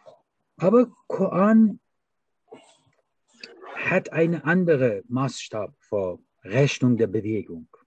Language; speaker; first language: German; non-native, fluent; Persian